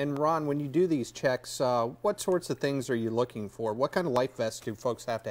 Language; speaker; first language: English; native; English